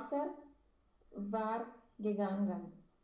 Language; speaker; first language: German; non-native, learner; Romanian